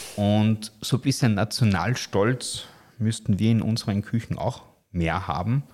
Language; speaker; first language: German; native; German